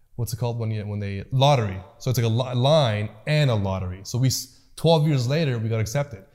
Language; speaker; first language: English; early bilingual, other home language; Persian